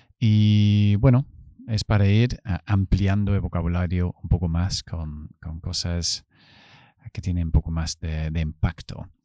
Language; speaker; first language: Spanish; non-native, fluent; English